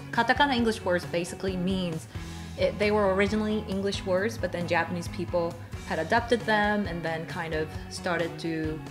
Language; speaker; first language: English; non-native, fluent; Japanese